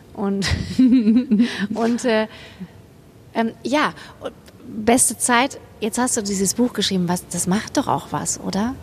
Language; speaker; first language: German; native; German